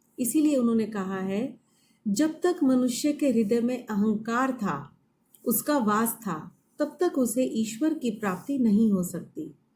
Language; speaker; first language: Hindi; native; Hindi